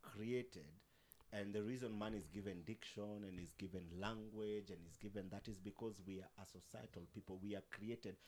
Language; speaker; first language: English; non-native, local second language; Swahili